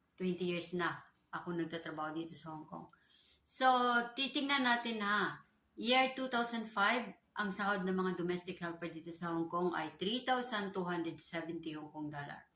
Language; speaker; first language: Filipino; native; Filipino